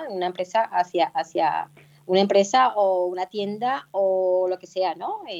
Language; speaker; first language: Spanish; native; Spanish